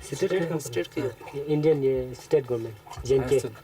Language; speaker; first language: English; non-native, learner; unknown